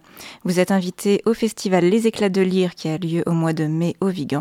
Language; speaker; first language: French; native; French